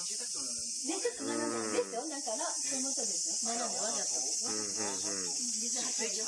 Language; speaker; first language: Japanese; native; Japanese